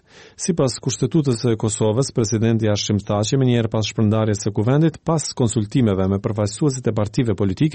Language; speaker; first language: Albanian; native; Albanian